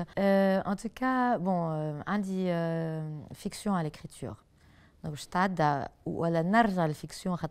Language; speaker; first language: French; non-native, local second language; Arabic